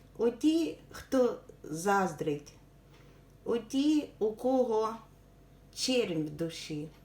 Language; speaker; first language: Ukrainian; native; Ukrainian